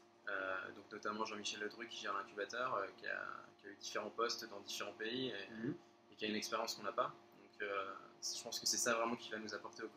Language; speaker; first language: French; native; French